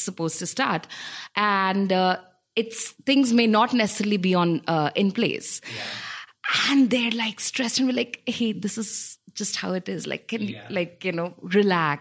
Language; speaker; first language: English; non-native, local second language; Telugu